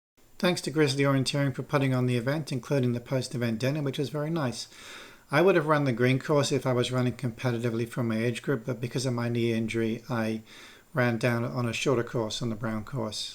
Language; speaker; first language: English; native; English